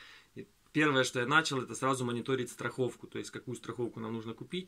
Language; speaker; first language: Russian; native; Russian